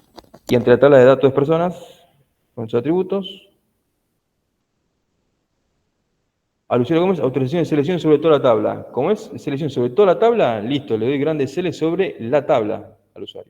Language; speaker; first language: Spanish; native; Spanish